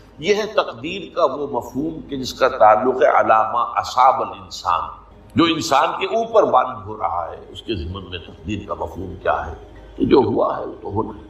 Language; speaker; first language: Urdu; native; Urdu